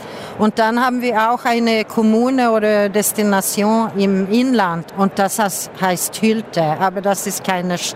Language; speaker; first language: German; non-native, fluent; Swedish